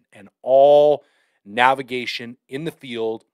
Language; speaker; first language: English; native; English